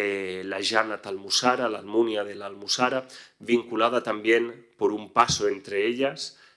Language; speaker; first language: Spanish; native; Spanish